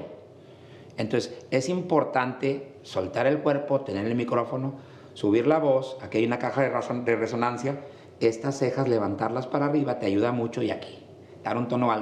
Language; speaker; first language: Spanish; native; Spanish